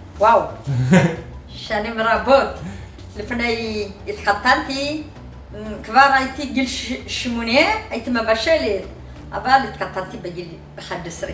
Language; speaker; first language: Hebrew; non-native, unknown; Amharic